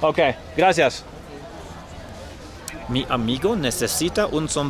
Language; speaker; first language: Spanish; non-native, learner; English